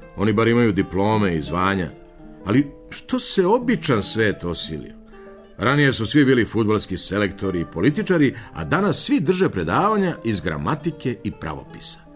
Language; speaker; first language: Serbian; native; Serbian